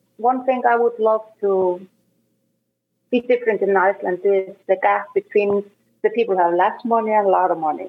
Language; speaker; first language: English; non-native, fluent; Icelandic